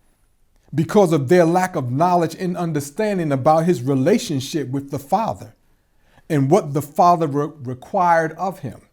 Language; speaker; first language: English; native; English